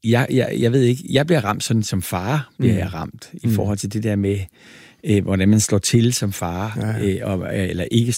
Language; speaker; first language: Danish; native; Danish